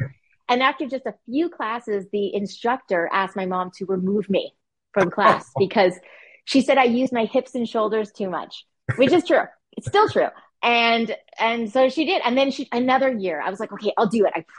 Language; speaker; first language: English; native; English